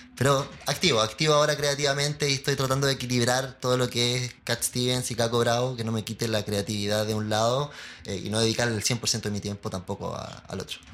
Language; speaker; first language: Spanish; native; Spanish